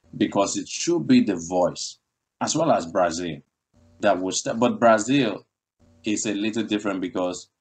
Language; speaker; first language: English; non-native, local second language; Igbo